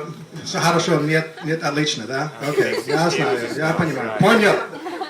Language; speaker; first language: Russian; non-native, learner; English